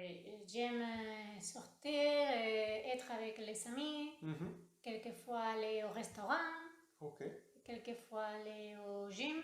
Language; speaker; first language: French; non-native, learner; Spanish